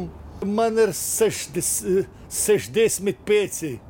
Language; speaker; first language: Latvian; non-native, learner; Russian